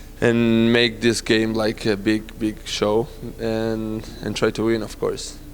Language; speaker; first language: English; non-native, fluent; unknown